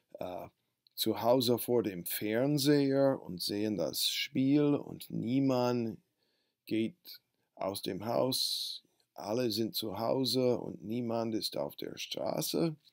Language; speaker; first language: German; non-native, fluent; English